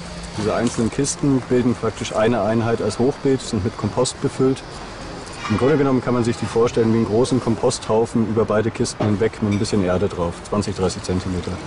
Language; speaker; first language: German; native; German